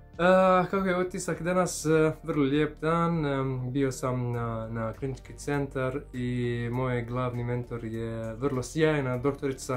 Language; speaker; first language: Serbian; non-native, learner; Arabic